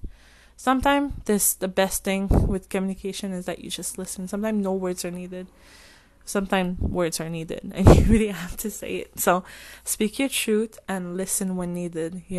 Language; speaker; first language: English; non-native, fluent; French